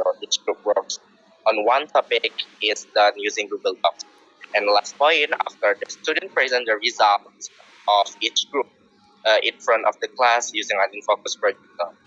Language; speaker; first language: English; non-native, learner; Indonesian